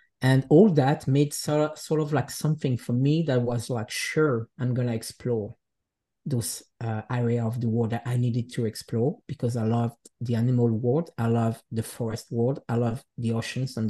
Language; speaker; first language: English; non-native, fluent; French